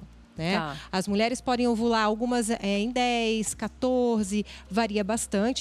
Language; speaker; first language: Portuguese; native; Portuguese